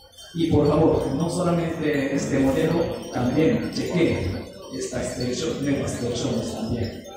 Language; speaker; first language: Spanish; non-native, learner; Japanese